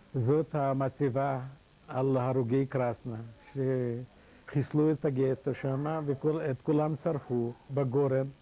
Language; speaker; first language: Hebrew; non-native, fluent; Yiddish